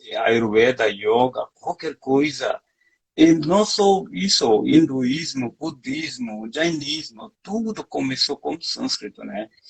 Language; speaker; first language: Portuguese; non-native, fluent; Hindi